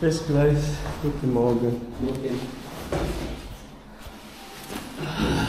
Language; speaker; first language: German; non-native, learner; Filipino